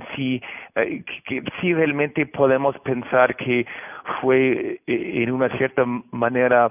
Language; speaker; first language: Spanish; non-native, fluent; Portuguese